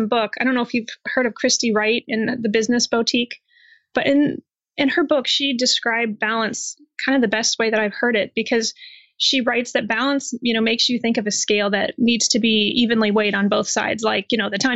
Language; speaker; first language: English; native; English